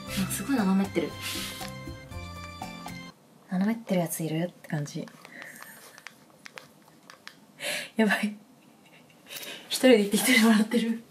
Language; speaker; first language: Japanese; native; Japanese